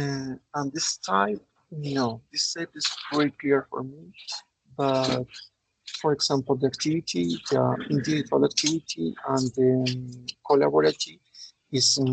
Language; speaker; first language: English; non-native, learner; Spanish